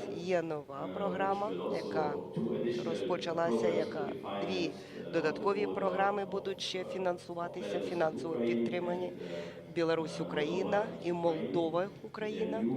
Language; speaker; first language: Ukrainian; native; Ukrainian